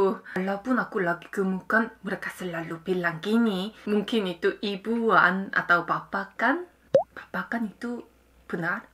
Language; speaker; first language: Indonesian; non-native, fluent; Korean